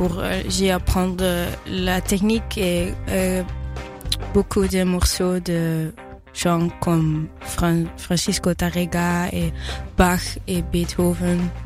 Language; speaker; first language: French; non-native, fluent; Dutch